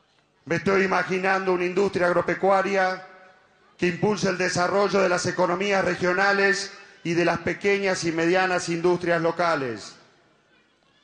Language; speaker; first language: Spanish; native; Spanish